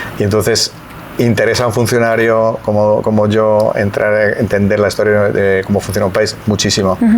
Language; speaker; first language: Spanish; non-native, fluent; Italian